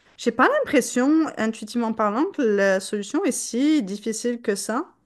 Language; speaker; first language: French; native; French